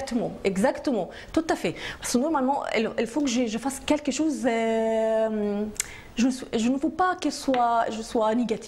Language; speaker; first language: French; non-native, learner; Arabic